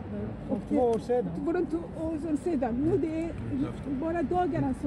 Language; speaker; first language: Swedish; non-native, fluent; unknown